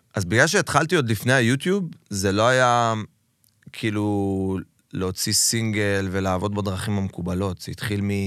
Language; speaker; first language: Hebrew; native; Hebrew